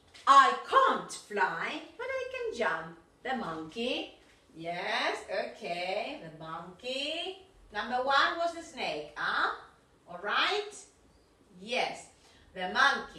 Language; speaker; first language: English; non-native, fluent; Spanish